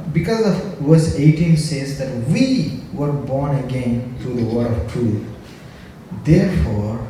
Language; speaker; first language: English; non-native, local second language; Telugu